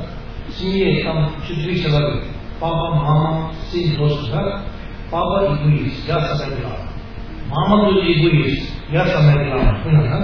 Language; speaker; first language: Russian; non-native, learner; Tibetan